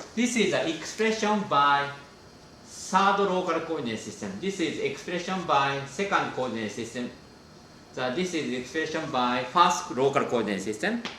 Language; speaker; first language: English; non-native, fluent; Japanese